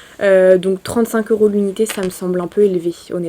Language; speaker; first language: French; native; French